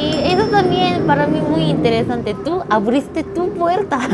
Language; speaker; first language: Spanish; non-native, learner; Korean